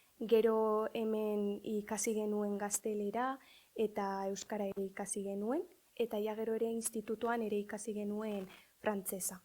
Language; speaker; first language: Basque; early bilingual, other home language; Arabic